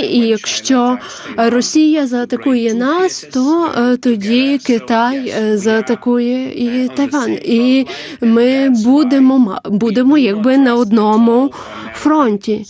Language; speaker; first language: Ukrainian; non-native, learner; Lithuanian